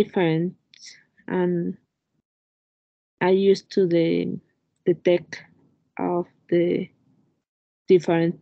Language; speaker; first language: English; non-native, learner; Spanish